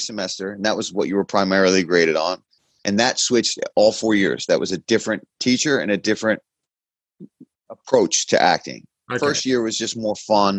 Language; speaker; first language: English; native; English